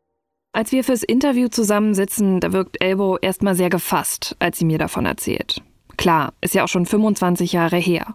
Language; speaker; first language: German; native; German